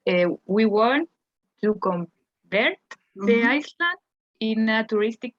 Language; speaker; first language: English; non-native, learner; Spanish